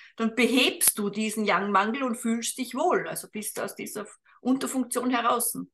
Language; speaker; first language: German; native; German